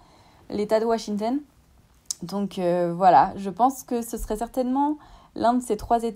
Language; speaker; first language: French; native; French